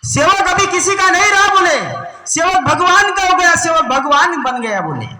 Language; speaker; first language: Hindi; non-native, local second language; Marathi